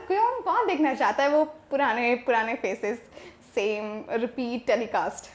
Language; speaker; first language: Hindi; native; Hindi